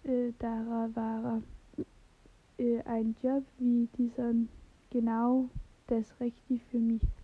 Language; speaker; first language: German; non-native, learner; Danish